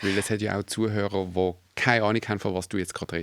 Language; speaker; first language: German; native; German